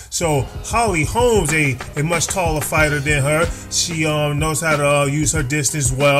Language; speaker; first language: English; native; English